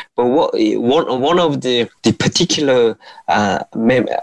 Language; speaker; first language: English; non-native, fluent; Korean